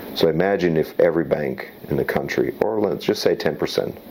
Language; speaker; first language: English; early bilingual, other home language; Slovak